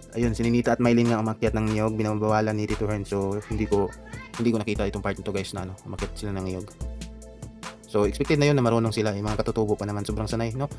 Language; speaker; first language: Filipino; non-native, local second language; Cebuano